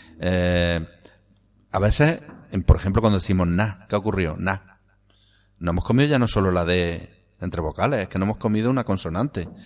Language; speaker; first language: Spanish; native; Spanish